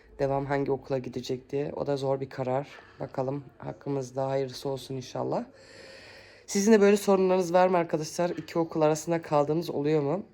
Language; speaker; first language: Turkish; early bilingual, heritage; Turkish